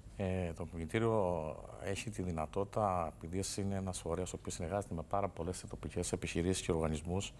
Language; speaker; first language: Greek; native; Greek